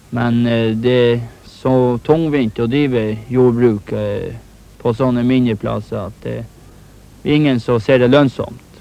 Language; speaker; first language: Norwegian; native; Norwegian